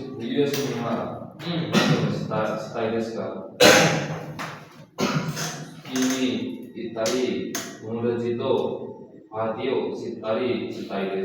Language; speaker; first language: Japanese; non-native, learner; Indonesian